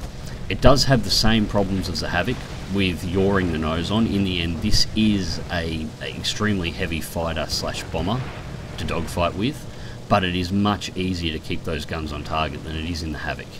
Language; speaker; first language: English; native; English